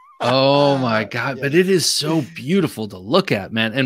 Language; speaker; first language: English; native; English